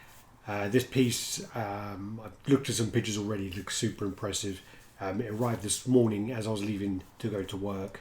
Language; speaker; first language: English; native; English